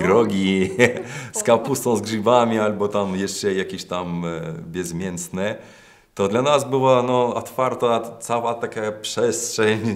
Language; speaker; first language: Polish; non-native, fluent; Russian